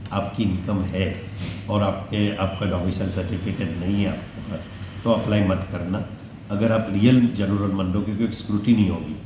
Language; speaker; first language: Hindi; non-native, local second language; Gujarati